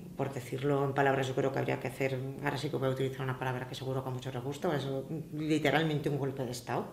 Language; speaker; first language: Spanish; native; Spanish